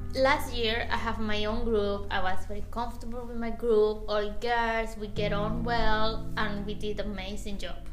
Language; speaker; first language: English; non-native, fluent; Spanish